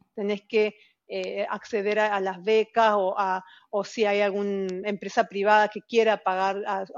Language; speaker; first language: Spanish; native; Spanish